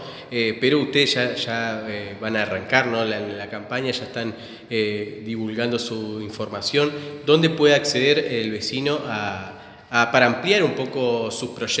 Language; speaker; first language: Spanish; native; Spanish